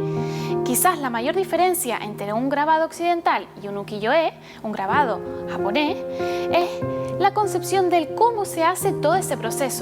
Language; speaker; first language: Spanish; native; Spanish